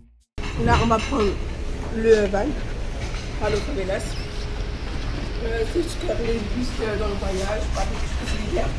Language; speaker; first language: French; native; French